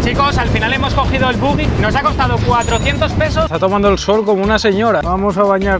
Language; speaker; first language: Spanish; native; Spanish